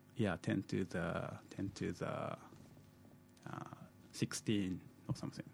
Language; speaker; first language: English; non-native, fluent; Japanese